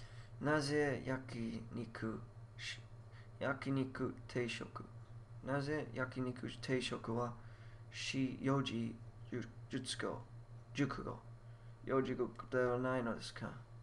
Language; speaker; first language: Japanese; non-native, learner; English